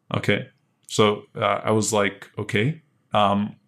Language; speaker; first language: English; native; English